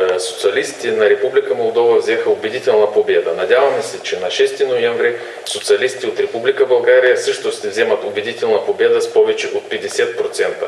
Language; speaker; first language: Bulgarian; early bilingual, heritage; Bulgarian